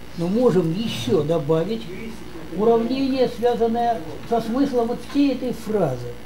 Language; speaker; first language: Russian; native; Russian